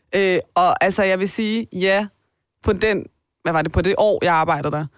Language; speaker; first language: Danish; early bilingual, other home language; Persian